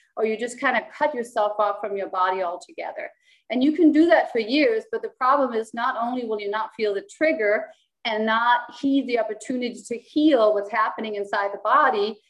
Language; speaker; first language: English; non-native, fluent; Danish